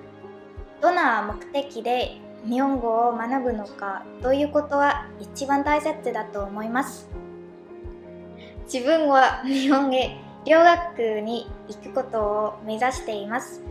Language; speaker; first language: Japanese; non-native, learner; Vietnamese